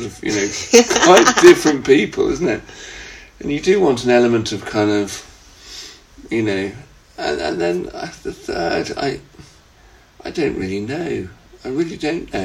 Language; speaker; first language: English; native; English